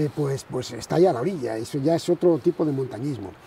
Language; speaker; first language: Spanish; native; Spanish